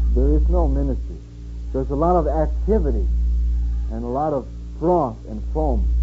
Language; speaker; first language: English; native; English